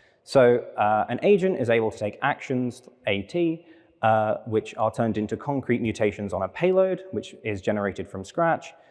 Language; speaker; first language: English; native; English